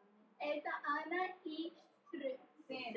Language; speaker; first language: Russian; non-native, learner; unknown